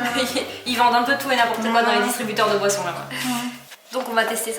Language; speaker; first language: French; native; French